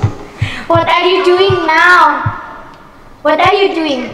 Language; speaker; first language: English; non-native, learner; Indonesian